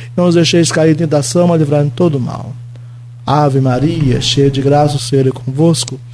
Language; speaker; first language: Portuguese; native; Portuguese